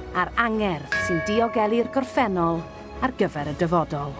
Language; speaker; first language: Welsh; native; Welsh